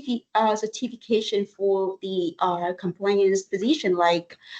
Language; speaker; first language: English; non-native, local second language; Vietnamese